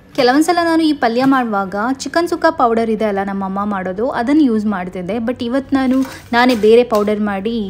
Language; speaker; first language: Kannada; non-native, local second language; Tulu